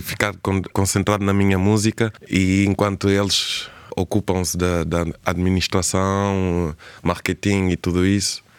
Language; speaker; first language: Portuguese; early bilingual, heritage; Portuguese